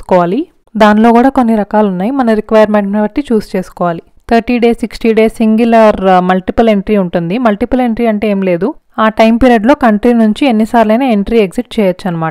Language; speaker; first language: Telugu; native; Telugu